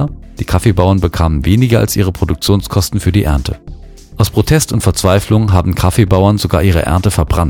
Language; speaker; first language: German; native; German